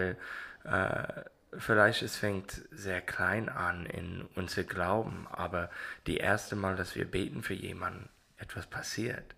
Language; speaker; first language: German; non-native, learner; English